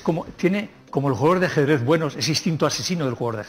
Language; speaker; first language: Spanish; native; Spanish